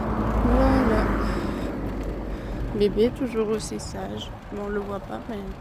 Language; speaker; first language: French; native; French